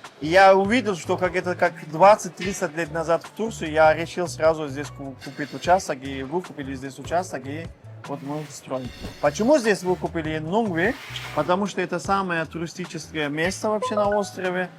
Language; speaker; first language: Russian; non-native, fluent; Turkish